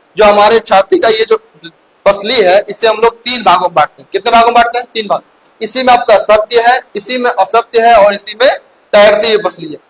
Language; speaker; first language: Hindi; native; Hindi